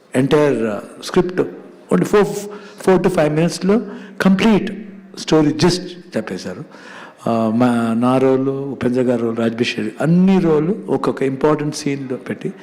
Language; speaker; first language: Telugu; non-native, learner; Kannada